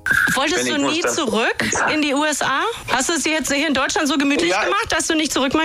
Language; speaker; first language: German; native; German